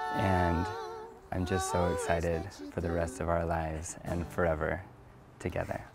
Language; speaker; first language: English; native; English